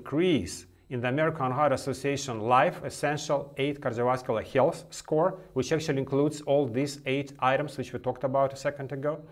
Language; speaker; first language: English; non-native, fluent; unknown